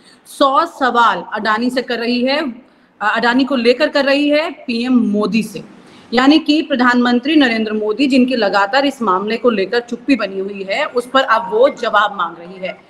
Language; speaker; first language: Hindi; native; Hindi